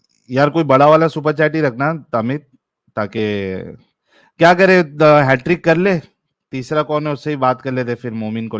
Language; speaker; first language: Hindi; native; Hindi